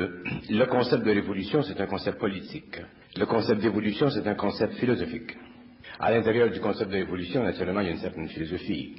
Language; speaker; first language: French; native; French